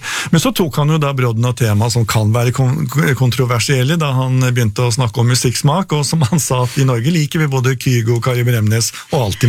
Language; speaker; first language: Norwegian; native; Norwegian